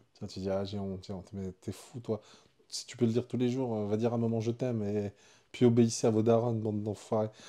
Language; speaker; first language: French; early bilingual, other home language; Arabic